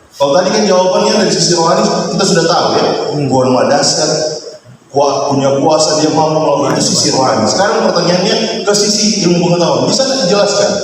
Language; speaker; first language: Indonesian; native; Indonesian